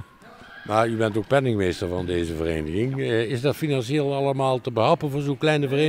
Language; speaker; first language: Dutch; native; Dutch